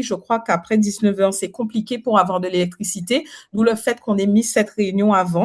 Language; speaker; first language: French; native; French